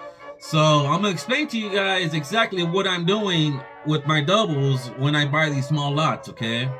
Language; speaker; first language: English; native; English